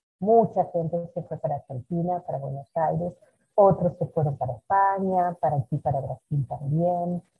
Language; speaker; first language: Spanish; native; Spanish